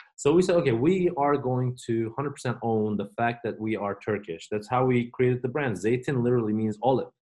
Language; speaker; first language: English; non-native, fluent; Turkish